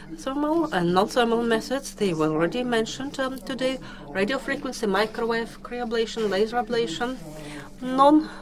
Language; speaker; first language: English; non-native, fluent; Russian